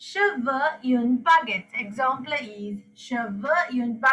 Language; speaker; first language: French; non-native, fluent; Sinhala